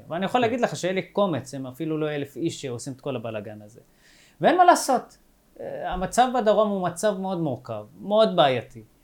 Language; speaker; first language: Hebrew; non-native, local second language; Arabic